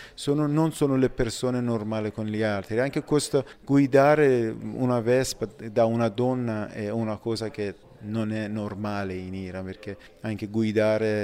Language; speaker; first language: Italian; non-native, fluent; Persian